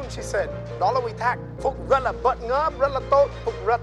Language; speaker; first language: Vietnamese; non-native, learner; English